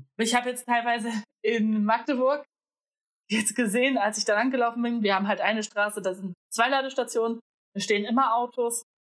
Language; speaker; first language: German; native; German